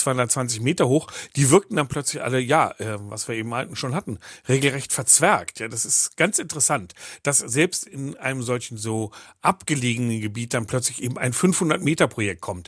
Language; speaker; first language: German; native; German